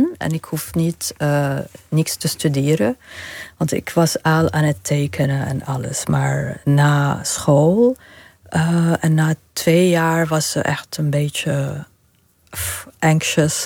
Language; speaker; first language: Dutch; non-native, fluent; Arabic